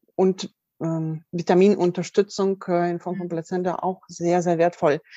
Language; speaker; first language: German; non-native, fluent; Russian